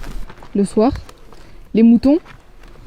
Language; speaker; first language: French; native; French